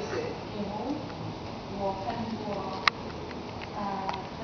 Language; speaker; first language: Chinese; non-native, learner; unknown